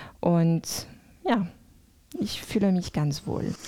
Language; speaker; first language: German; non-native, fluent; French